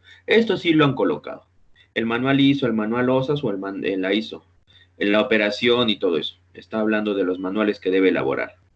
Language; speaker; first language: Spanish; native; Spanish